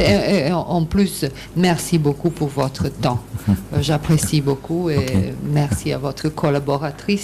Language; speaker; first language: French; non-native, fluent; Serbian